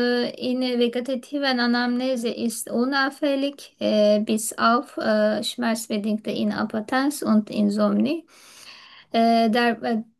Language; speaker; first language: German; non-native, learner; Turkish